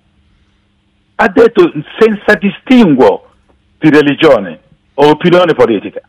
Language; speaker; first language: Italian; non-native, fluent; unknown